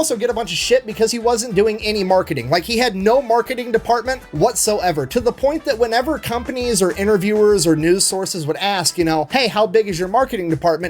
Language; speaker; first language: English; native; English